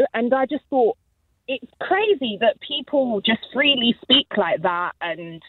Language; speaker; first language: English; native; English